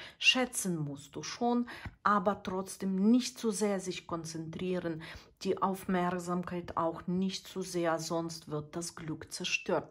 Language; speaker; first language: German; non-native, fluent; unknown